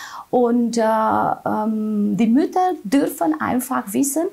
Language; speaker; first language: German; non-native, fluent; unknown